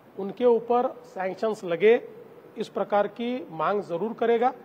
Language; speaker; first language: Hindi; non-native, local second language; Marathi